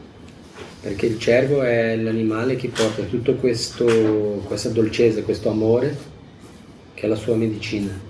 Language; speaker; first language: Italian; non-native, fluent; Portuguese